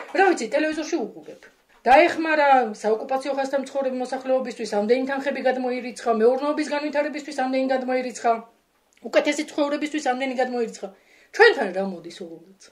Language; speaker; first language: Georgian; native; Georgian